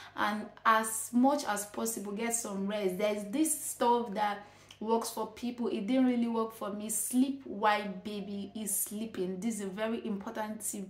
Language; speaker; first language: English; non-native, local second language; Igbo